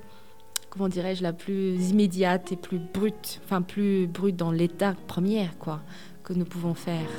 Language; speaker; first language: French; early bilingual, other home language; Korean